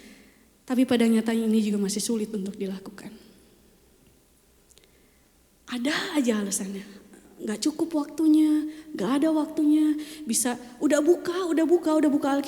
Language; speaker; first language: Indonesian; native; Indonesian